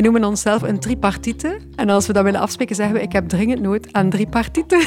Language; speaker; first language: Dutch; native; Dutch